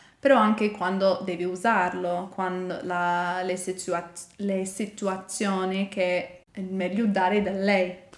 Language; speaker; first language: Italian; non-native, learner; English